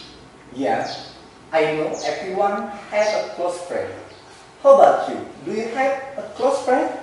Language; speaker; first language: English; non-native, learner; Indonesian